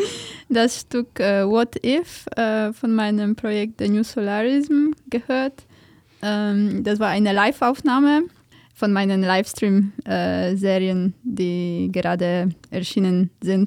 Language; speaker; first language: German; non-native, fluent; Polish